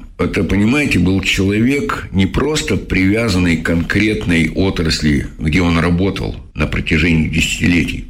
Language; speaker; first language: Russian; native; Russian